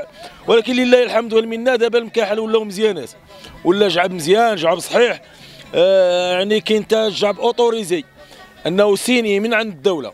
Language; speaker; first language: Arabic; native; Arabic